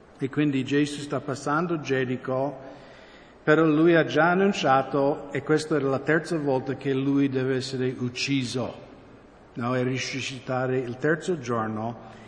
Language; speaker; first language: Italian; non-native, fluent; English